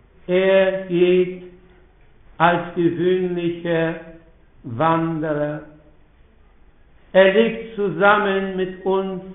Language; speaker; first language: German; non-native, fluent; Polish